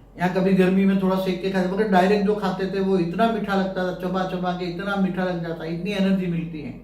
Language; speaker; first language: Hindi; non-native, local second language; Gujarati